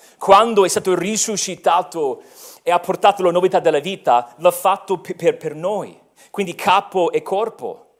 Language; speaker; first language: Italian; non-native, fluent; English